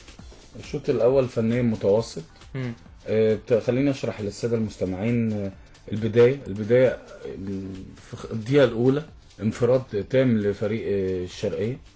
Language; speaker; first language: Arabic; native; Arabic